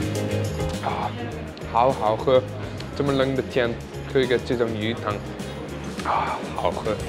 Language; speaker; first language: Chinese; non-native, fluent; German